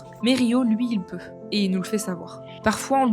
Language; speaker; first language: French; native; French